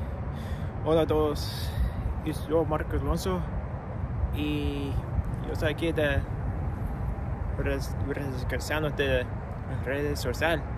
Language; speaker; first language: Spanish; non-native, learner; English